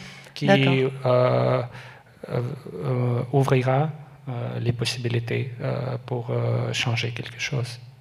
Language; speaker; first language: French; non-native, learner; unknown